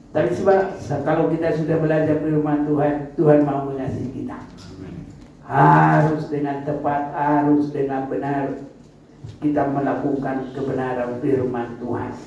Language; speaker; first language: Indonesian; non-native, local second language; Batak Toba